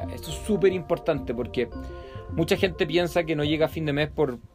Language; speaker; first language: Spanish; native; Spanish